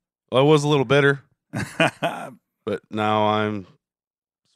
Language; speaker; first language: English; native; English